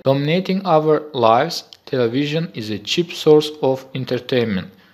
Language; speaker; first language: English; non-native, fluent; Azerbaijani